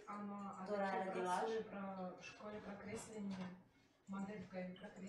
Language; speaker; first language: Czech; non-native, learner; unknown